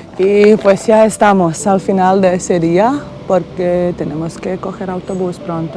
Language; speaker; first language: Spanish; non-native, fluent; Bosnian